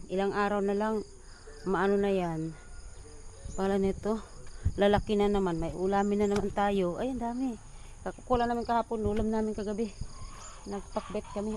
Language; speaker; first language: Filipino; non-native, local second language; Iloko